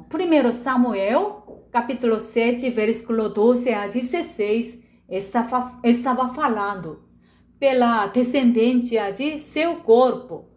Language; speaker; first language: Portuguese; non-native, learner; Korean